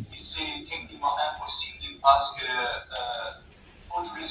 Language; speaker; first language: French; non-native, fluent; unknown